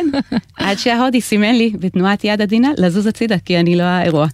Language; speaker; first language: Hebrew; native; Hebrew